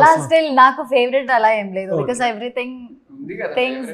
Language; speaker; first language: Telugu; non-native, learner; Malayalam